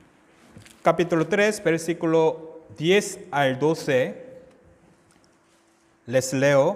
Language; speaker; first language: Spanish; non-native, fluent; Korean